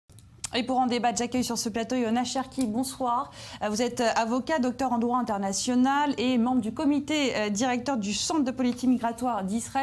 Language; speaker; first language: French; native; French